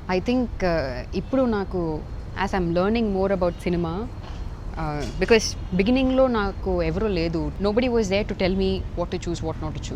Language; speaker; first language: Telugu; non-native, learner; Tamil